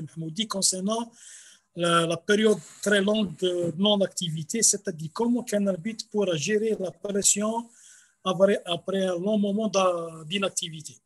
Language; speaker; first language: French; non-native, local second language; Arabic